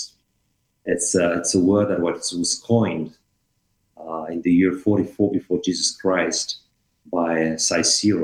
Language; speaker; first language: English; non-native, fluent; French